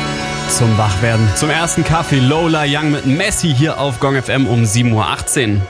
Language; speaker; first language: German; native; German